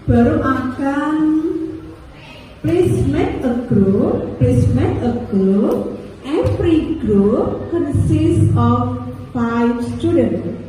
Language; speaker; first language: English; non-native, learner; Indonesian